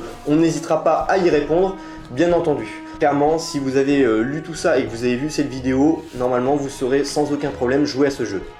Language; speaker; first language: French; native; French